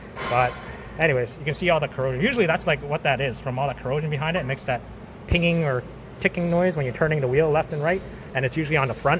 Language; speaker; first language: English; native; English